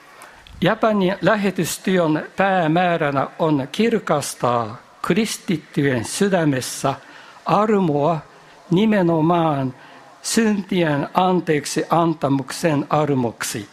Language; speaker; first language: Finnish; non-native, fluent; Japanese